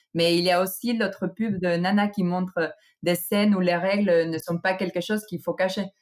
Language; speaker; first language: French; non-native, fluent; Spanish